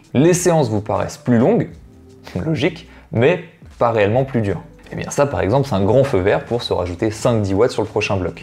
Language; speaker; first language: French; native; French